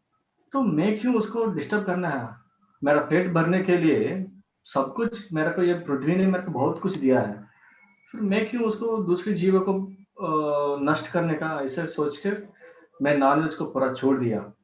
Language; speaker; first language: Hindi; non-native, local second language; Telugu